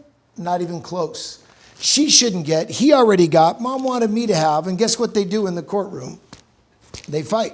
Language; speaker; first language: English; native; English